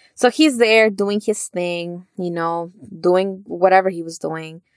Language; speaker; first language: English; early bilingual, other home language; Spanish